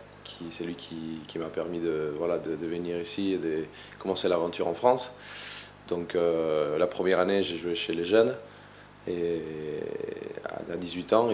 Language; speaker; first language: French; non-native, fluent; Spanish